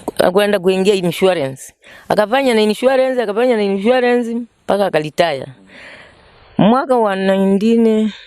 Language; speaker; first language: Swahili; non-native, local second language; Kamba